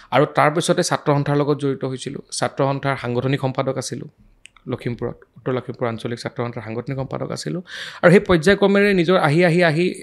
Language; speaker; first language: Assamese; native; Assamese